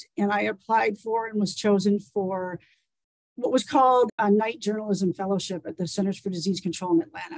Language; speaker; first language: English; native; English